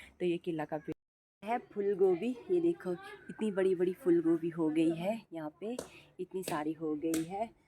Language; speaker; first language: Hindi; non-native, local second language; Garhwali